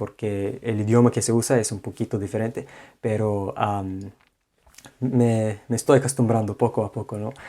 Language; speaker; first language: Spanish; non-native, fluent; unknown